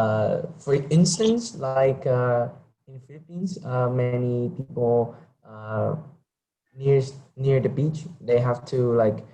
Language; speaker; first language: English; non-native, learner; Vietnamese